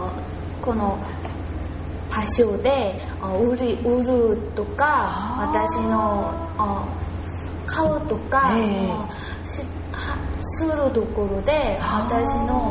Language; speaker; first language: Japanese; non-native, learner; Korean